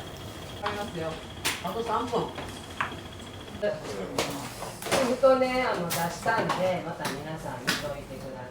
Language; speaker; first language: Japanese; native; Japanese